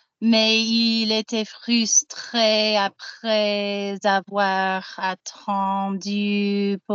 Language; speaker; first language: French; non-native, learner; English